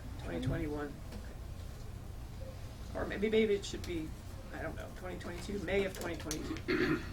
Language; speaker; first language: English; native; English